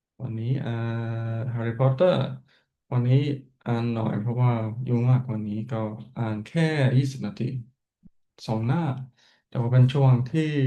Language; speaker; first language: Thai; non-native, fluent; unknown